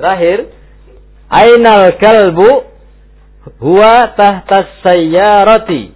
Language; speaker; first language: Arabic; non-native, fluent; Indonesian